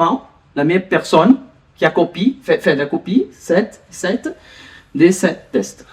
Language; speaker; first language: French; non-native, learner; Portuguese